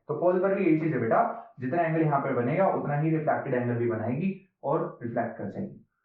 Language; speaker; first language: Hindi; native; Hindi